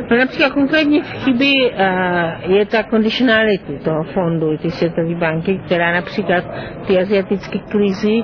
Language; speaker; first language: Czech; non-native, fluent; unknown